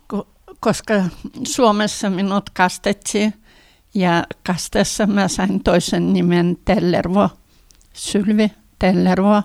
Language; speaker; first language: Finnish; early bilingual, heritage; Finnish